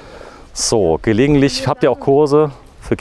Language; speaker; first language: German; native; German